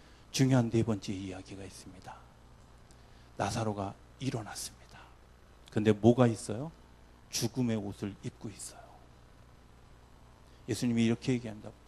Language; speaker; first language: Korean; native; Korean